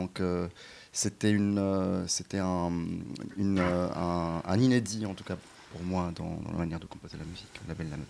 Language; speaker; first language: French; non-native, local second language; Arabic